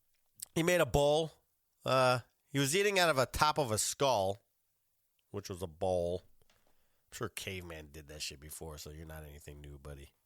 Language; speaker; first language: English; native; English